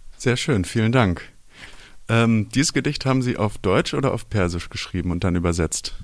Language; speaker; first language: German; native; German